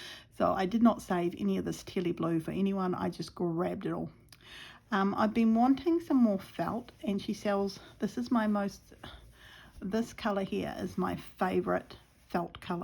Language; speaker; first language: English; native; English